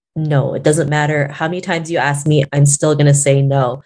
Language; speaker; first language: English; native; English